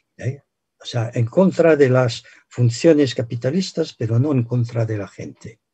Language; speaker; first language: Spanish; non-native, fluent; French